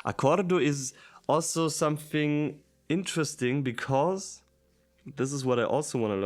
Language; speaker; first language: English; non-native, fluent; German